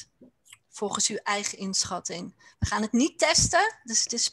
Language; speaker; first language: Dutch; native; Dutch